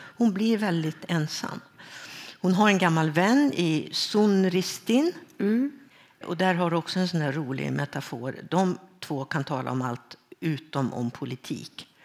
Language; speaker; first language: Swedish; native; Swedish